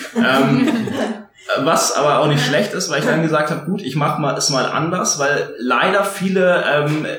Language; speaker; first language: German; native; German